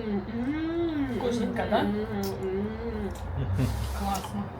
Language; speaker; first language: Russian; native; Russian